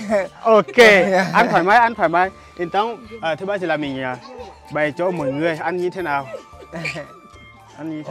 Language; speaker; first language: Vietnamese; non-native, learner; Portuguese